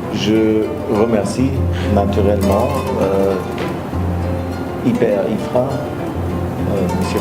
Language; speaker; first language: French; non-native, fluent; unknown